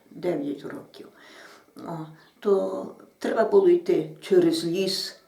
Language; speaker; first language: Ukrainian; native; Ukrainian